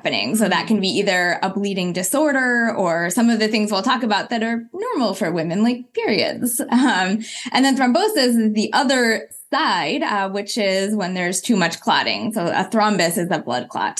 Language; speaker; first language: English; native; English